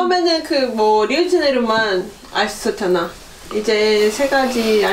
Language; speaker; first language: Korean; non-native, learner; Portuguese